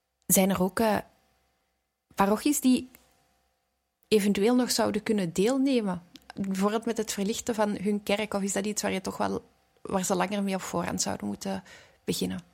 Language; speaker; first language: Dutch; native; Dutch